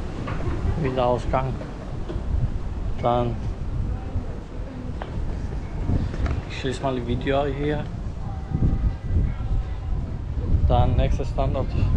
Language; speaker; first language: German; non-native, learner; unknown